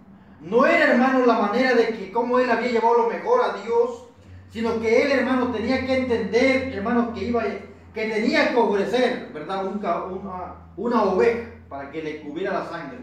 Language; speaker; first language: Spanish; native; Spanish